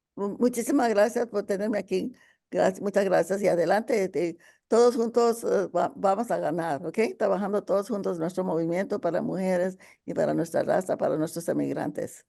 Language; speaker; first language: Spanish; early bilingual, heritage; Spanish